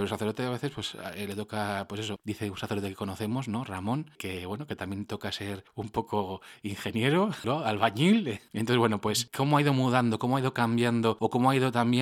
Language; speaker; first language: Spanish; native; Spanish